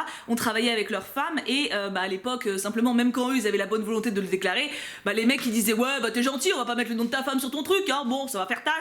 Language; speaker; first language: French; native; French